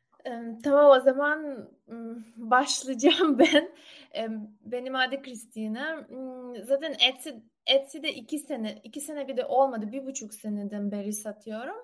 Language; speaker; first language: Turkish; non-native, learner; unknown